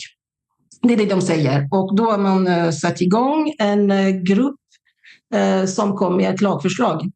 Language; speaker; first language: Swedish; non-native, fluent; French